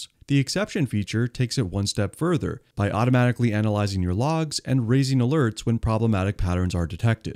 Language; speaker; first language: English; native; English